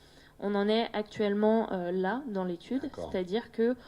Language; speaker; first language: French; native; French